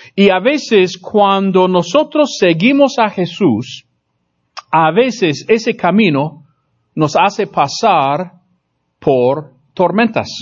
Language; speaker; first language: Spanish; non-native, fluent; English